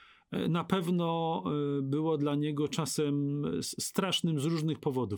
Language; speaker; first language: Polish; native; Polish